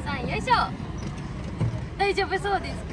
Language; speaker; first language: Japanese; native; Japanese